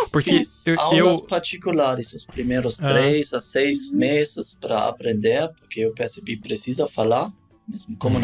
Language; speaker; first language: Portuguese; non-native, learner; German